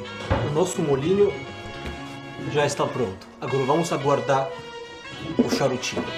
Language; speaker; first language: Portuguese; non-native, fluent; Armenian